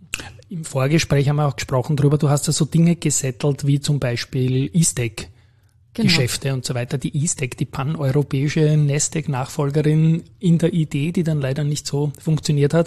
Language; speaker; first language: German; native; German